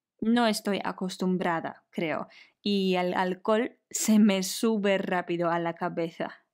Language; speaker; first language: Spanish; non-native, fluent; Polish